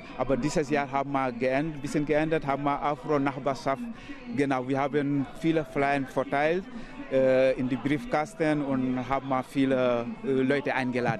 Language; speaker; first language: German; non-native, learner; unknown